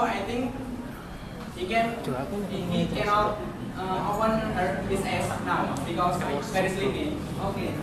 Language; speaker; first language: English; non-native, learner; Indonesian